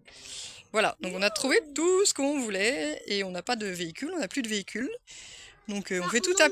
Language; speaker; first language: French; native; French